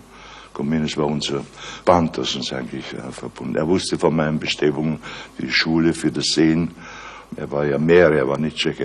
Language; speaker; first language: German; native; German